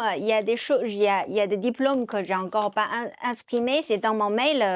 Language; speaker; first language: French; non-native, fluent; Chinese